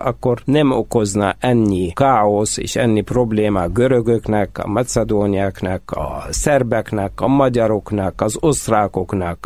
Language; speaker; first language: Hungarian; non-native, fluent; Arabic